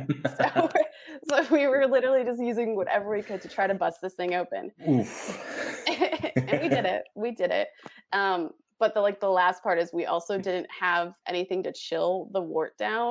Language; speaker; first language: English; native; English